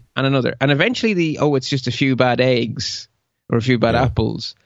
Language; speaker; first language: English; early bilingual, other home language; Dutch